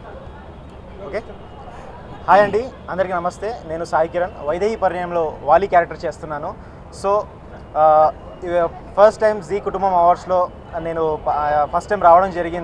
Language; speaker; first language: Telugu; native; Telugu